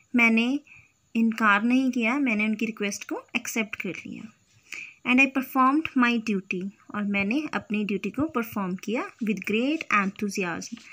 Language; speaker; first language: Hindi; native; Hindi